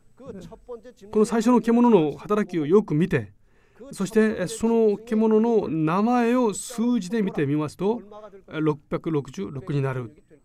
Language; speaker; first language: Japanese; non-native, fluent; Korean